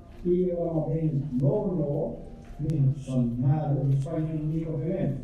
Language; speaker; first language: Spanish; non-native, learner; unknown